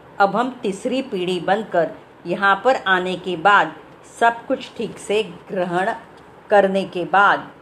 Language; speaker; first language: Hindi; non-native, local second language; Marathi